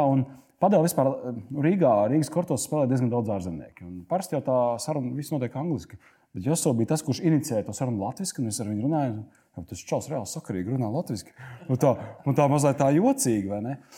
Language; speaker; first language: Latvian; native; Latvian